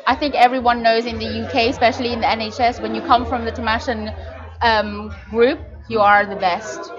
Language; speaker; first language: English; non-native, local second language; Filipino